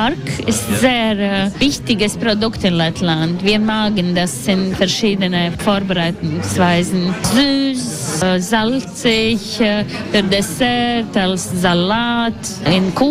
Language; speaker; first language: German; non-native, learner; Latvian